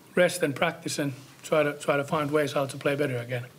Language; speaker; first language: English; non-native, fluent; Finnish